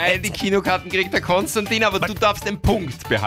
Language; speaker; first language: German; native; German